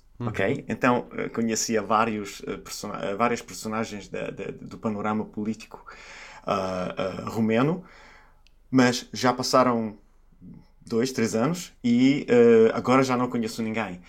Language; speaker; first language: Portuguese; non-native, fluent; Italian